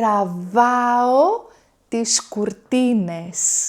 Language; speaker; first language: Greek; native; Greek